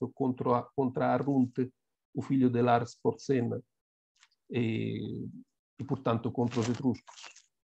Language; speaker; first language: Portuguese; non-native, fluent; Italian